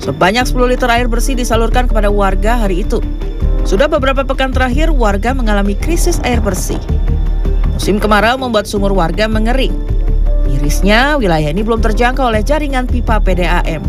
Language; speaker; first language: Indonesian; native; Indonesian